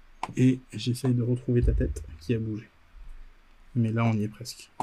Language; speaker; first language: French; native; French